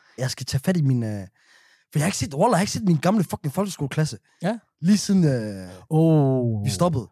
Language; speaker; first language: Danish; early bilingual, other home language; Arabic